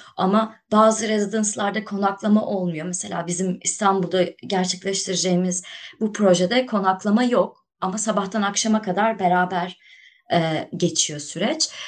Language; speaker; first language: Turkish; native; Turkish